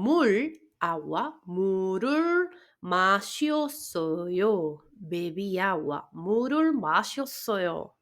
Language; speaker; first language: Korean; non-native, fluent; Spanish